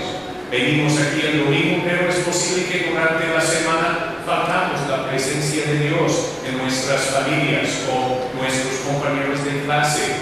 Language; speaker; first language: Spanish; non-native, learner; English